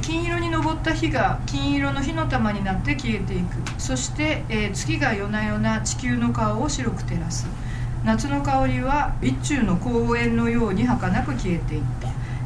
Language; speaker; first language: Japanese; native; Japanese